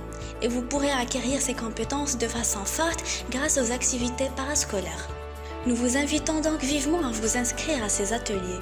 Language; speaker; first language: French; non-native, local second language; Arabic